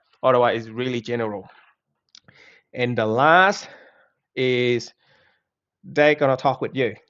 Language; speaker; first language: English; non-native, fluent; Vietnamese